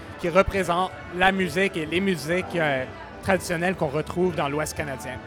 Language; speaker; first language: French; native; French